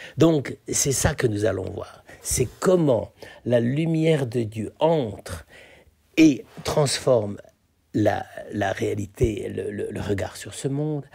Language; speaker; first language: French; native; French